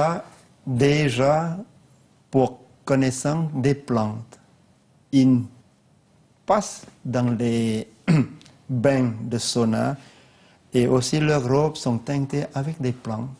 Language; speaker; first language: French; non-native, learner; Lao